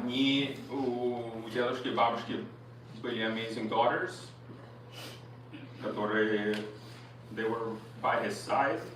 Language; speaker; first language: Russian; early bilingual, heritage; Russian